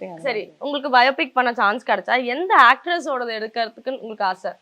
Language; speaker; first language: Tamil; native; Tamil